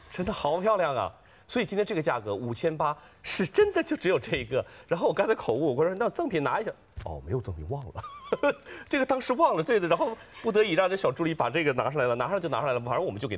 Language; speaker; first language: Chinese; native; Chinese